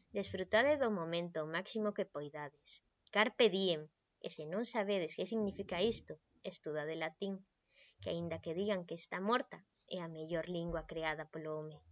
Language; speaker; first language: Galician; non-native, local second language; Spanish